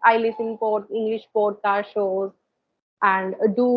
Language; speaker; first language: English; non-native, learner; Hindi